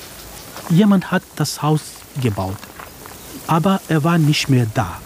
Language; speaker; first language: German; non-native, fluent; Kurdish